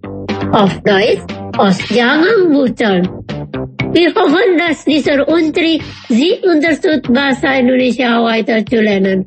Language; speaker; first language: German; non-native, learner; Indonesian